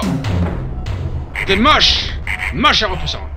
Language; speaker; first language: French; native; French